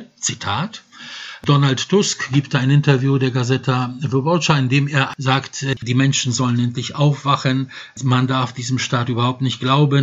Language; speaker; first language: German; non-native, fluent; Polish